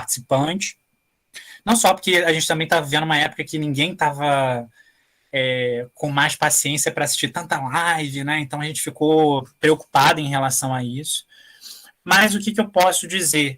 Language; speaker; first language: Portuguese; native; Portuguese